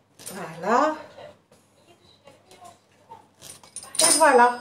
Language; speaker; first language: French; non-native, local second language; Arabic